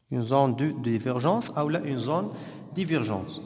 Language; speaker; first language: French; non-native, local second language; Arabic